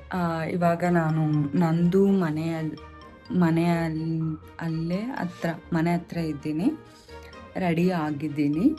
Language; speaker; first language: Kannada; non-native, learner; Telugu